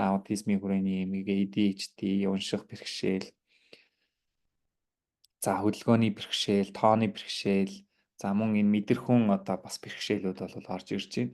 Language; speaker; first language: Mongolian; native; Mongolian